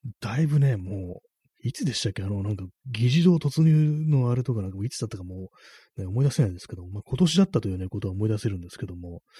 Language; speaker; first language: Japanese; native; Japanese